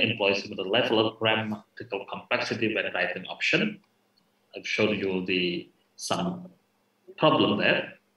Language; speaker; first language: English; non-native, fluent; Indonesian